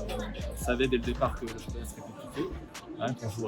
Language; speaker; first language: French; native; French